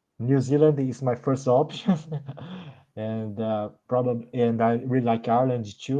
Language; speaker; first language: English; non-native, learner; Portuguese